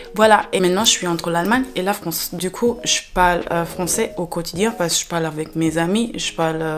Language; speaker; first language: French; non-native, fluent; German